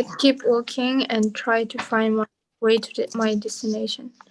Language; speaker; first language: English; non-native, learner; Russian